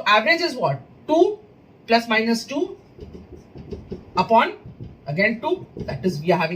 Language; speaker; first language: English; non-native, local second language; Hindi